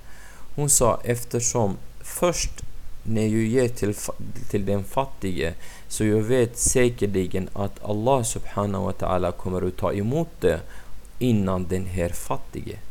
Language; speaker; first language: Swedish; non-native, fluent; Arabic